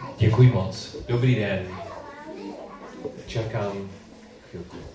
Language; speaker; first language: Czech; non-native, learner; English